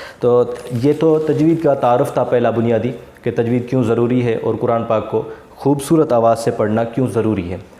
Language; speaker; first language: Urdu; non-native, local second language; Sindhi